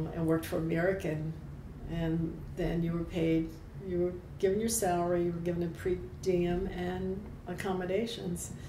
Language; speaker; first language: English; native; English